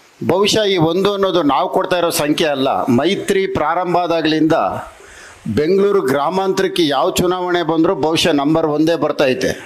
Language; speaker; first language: Kannada; native; Kannada